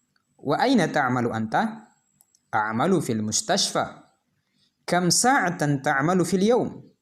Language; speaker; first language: Arabic; non-native, fluent; Indonesian